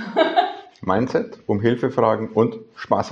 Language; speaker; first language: German; native; German